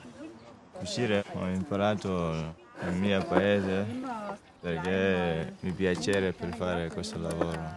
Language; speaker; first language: Italian; non-native, learner; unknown